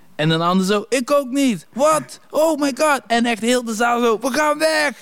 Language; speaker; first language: Dutch; native; Dutch